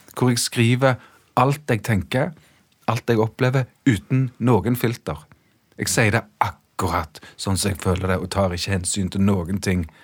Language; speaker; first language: Norwegian; native; Norwegian